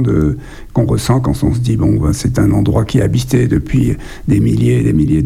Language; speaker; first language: French; native; French